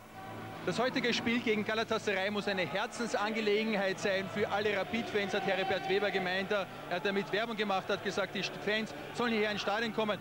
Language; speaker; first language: German; native; German